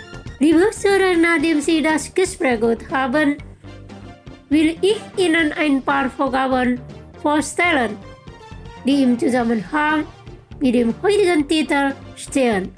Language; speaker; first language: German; non-native, fluent; Indonesian